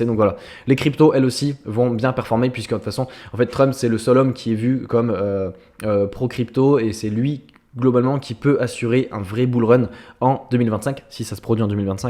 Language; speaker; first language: French; native; French